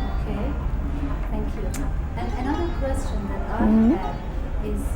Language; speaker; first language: English; non-native, fluent; Persian